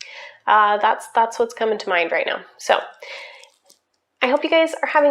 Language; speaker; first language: English; native; English